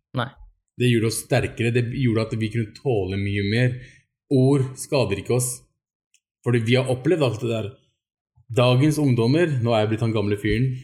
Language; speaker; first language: Norwegian; early bilingual, other home language; Urdu